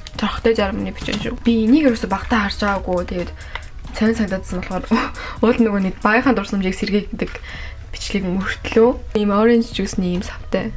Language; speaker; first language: Mongolian; early bilingual, heritage; Mongolian